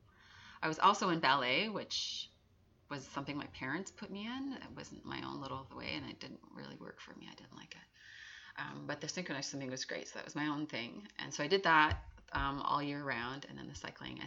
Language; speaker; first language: English; native; English